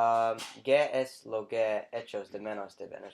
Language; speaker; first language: Spanish; non-native, learner; English